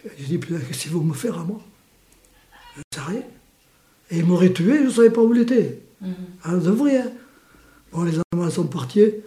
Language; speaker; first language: French; early bilingual, other home language; Spanish